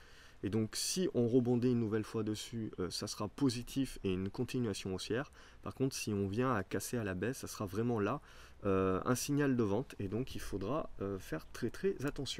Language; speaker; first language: French; native; French